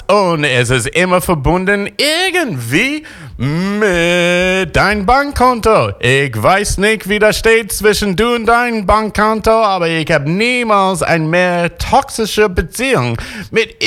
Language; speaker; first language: German; non-native, fluent; English